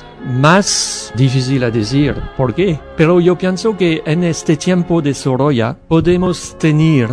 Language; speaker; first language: Spanish; non-native, learner; French